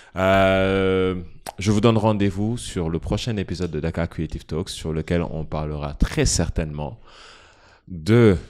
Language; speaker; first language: French; non-native, local second language; Wolof